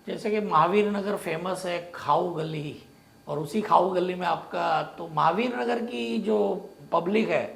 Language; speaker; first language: Hindi; non-native, local second language; Marathi